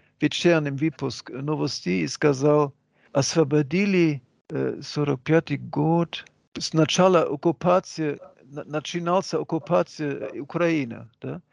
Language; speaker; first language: Russian; non-native, fluent; German